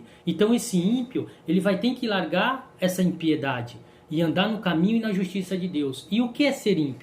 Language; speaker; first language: Portuguese; native; Portuguese